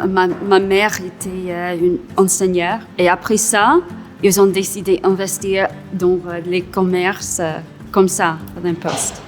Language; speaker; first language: French; non-native, local second language; English